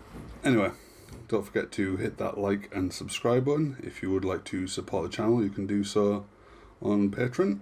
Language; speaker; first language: English; native; English